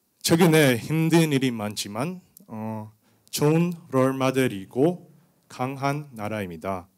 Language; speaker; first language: Korean; non-native, learner; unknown